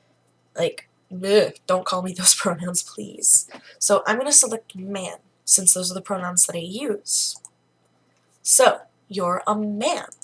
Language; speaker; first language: English; native; English